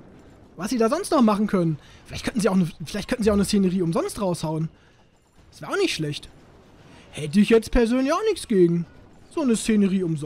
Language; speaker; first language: German; native; German